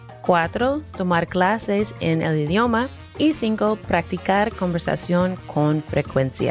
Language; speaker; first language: Spanish; non-native, fluent; English